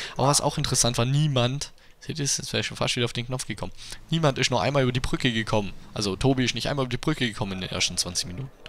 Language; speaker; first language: German; native; German